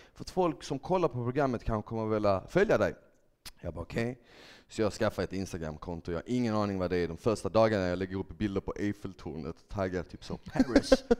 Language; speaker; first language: Swedish; early bilingual, other home language; Bosnian